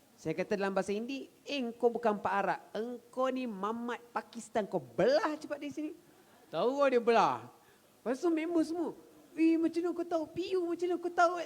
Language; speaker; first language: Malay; native; Malay